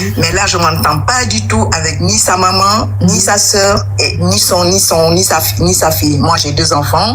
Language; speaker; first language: French; non-native, local second language; Wolof